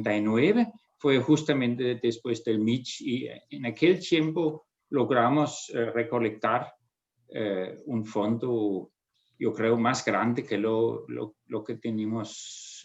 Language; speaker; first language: Spanish; non-native, fluent; Danish